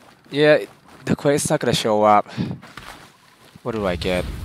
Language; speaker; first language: English; non-native, fluent; Thai